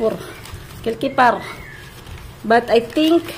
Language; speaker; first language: English; non-native, local second language; Filipino